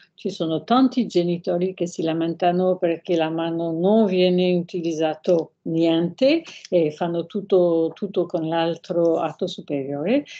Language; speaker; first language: Italian; non-native, fluent; French